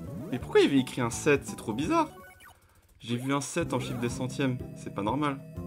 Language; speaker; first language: French; native; French